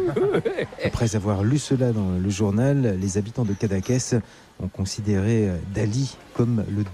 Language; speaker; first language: French; native; French